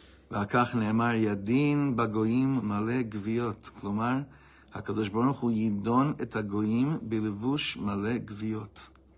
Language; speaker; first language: Hebrew; non-native, fluent; English